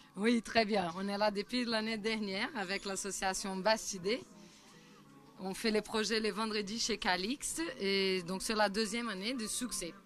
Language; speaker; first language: French; non-native, fluent; Portuguese